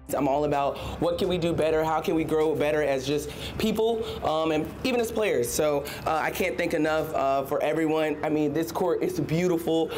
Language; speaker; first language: English; native; English